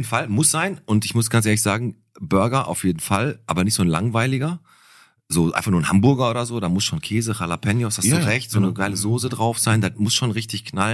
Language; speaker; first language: German; native; German